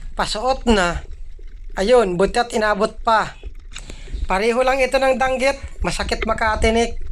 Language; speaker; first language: Filipino; non-native, local second language; Bikol